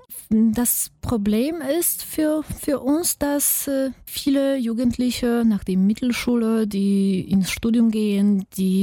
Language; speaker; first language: German; non-native, fluent; Polish